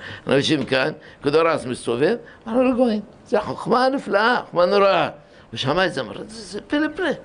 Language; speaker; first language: Hebrew; early bilingual, other home language; Arabic